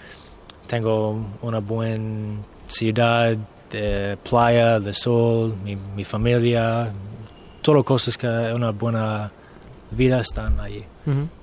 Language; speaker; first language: Spanish; non-native, learner; English